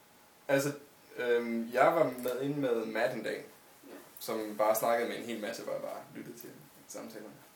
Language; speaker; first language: Danish; native; Danish